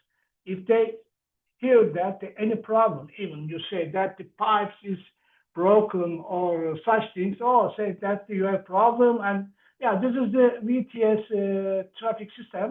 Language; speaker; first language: English; non-native, learner; Turkish